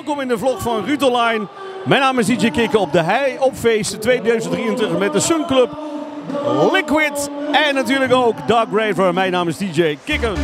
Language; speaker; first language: Dutch; native; Dutch